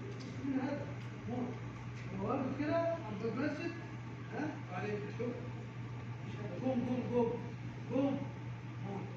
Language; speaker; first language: Arabic; non-native, learner; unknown